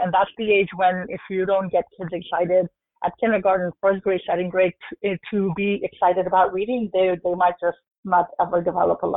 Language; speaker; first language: English; non-native, local second language; Urdu